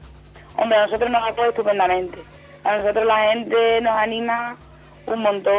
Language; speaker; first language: Spanish; native; Spanish